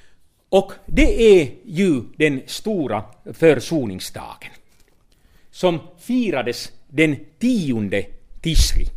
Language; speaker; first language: Swedish; non-native, fluent; Finnish